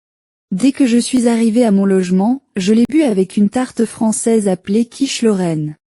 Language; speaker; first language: French; non-native, learner; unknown